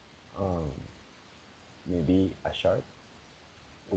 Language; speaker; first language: English; non-native, fluent; Spanish